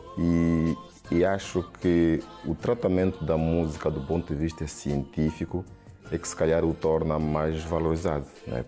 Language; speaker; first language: Portuguese; native; Portuguese